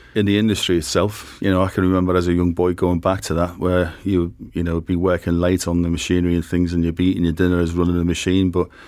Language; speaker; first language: English; native; English